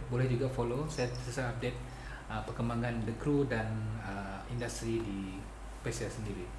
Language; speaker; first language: Malay; native; Malay